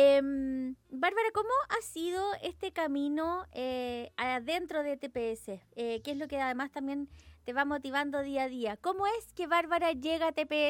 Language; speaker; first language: Spanish; native; Spanish